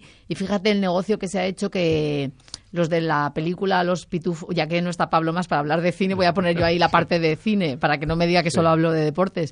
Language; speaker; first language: Spanish; native; Spanish